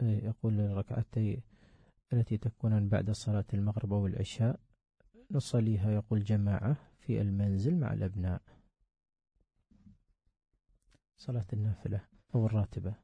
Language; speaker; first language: Arabic; native; Arabic